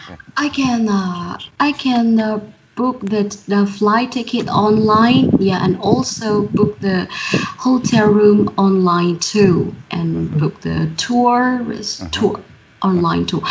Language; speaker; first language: English; non-native, learner; Vietnamese